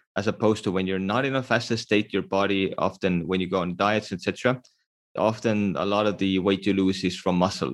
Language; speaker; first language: English; non-native, fluent; Estonian